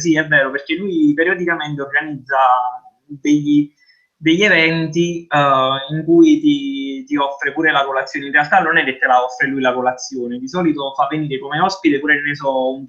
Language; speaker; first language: Italian; native; Italian